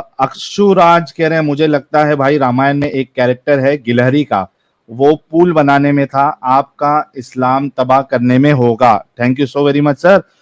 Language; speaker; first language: Hindi; native; Hindi